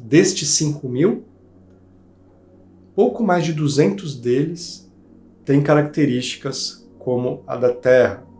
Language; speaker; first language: Portuguese; native; Portuguese